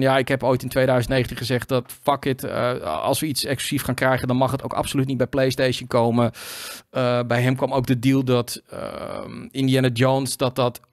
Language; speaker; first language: Dutch; native; Dutch